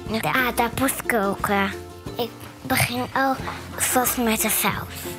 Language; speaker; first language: Dutch; early bilingual, other home language; Hebrew